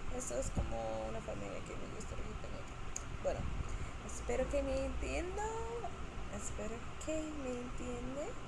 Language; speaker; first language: Spanish; non-native, learner; English